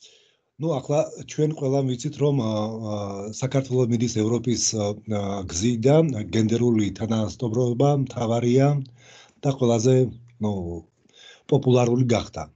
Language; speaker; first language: Georgian; non-native, local second language; Russian